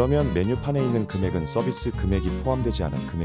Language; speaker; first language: Korean; native; Korean